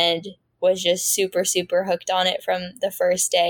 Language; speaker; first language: English; native; English